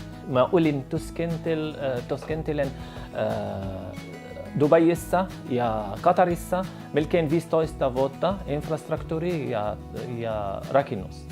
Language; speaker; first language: Finnish; non-native, learner; Arabic